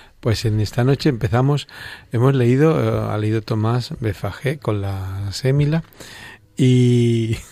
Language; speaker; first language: Spanish; native; Spanish